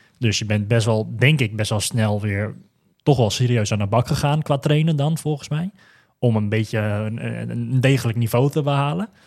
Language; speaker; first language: Dutch; native; Dutch